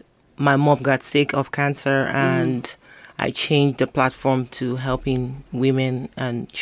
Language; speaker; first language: English; non-native, local second language; Igbo